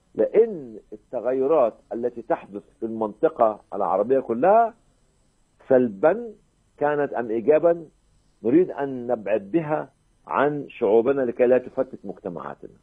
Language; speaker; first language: Arabic; native; Arabic